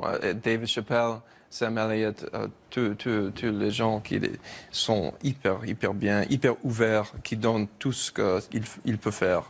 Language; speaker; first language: French; non-native, fluent; English